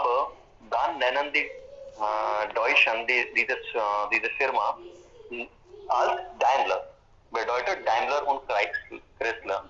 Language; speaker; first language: German; non-native, fluent; Hindi